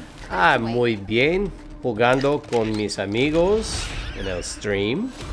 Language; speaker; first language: Spanish; non-native, learner; English